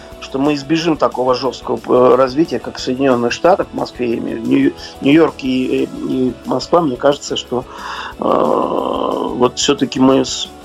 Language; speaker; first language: Russian; native; Russian